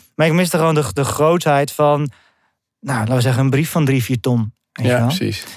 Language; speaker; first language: Dutch; early bilingual, other home language; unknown